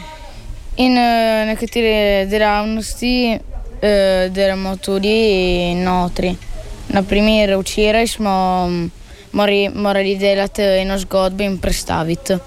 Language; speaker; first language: Slovenian; early bilingual, heritage; Italian